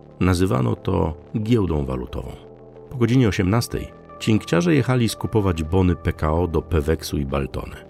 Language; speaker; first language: Polish; native; Polish